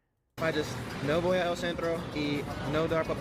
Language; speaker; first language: Spanish; non-native, learner; English